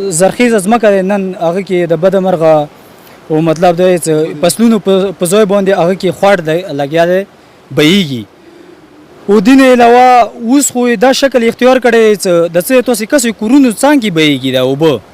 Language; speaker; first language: Pashto; native; Pashto